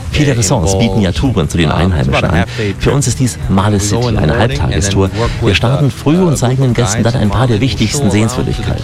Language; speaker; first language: German; native; German